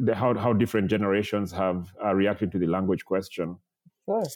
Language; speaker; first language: English; non-native, local second language; Kikuyu